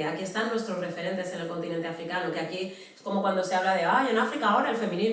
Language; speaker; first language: Spanish; native; Spanish